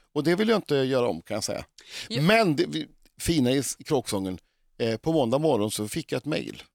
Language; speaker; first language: Swedish; native; Swedish